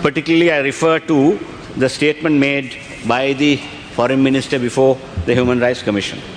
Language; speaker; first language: English; non-native, local second language; Sinhala